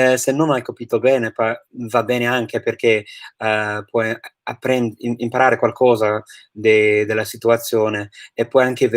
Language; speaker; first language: Italian; non-native, fluent; English